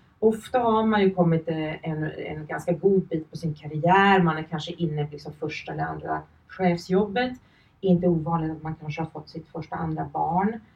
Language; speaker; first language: Swedish; early bilingual, other home language; Finnish